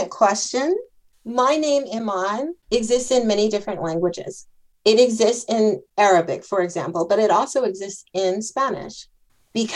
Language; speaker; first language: English; native; English